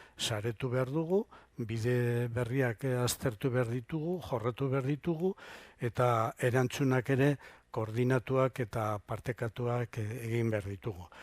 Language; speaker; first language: Basque; non-native, local second language; Spanish